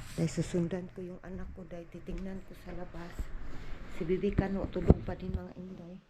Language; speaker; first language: Filipino; non-native, local second language; Cebuano